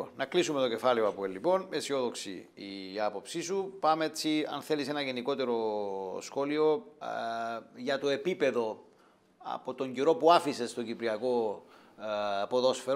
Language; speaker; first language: Greek; native; Greek